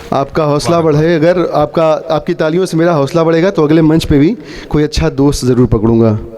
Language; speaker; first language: Hindi; non-native, local second language; Bhojpuri